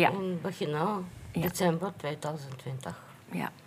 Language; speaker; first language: Dutch; non-native, learner; Bulgarian